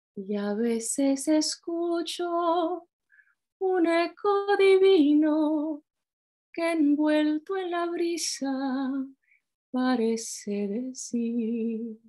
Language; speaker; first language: Spanish; early bilingual, heritage; Spanish